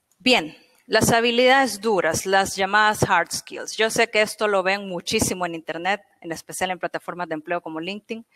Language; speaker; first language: Spanish; native; Spanish